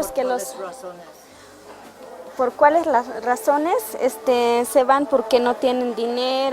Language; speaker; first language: Spanish; non-native, local second language; Tzotzil